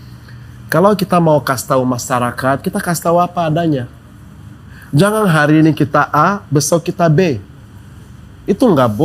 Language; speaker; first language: Indonesian; non-native, fluent; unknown